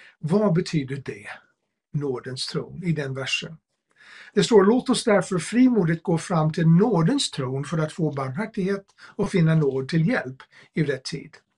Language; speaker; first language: Swedish; non-native, fluent; English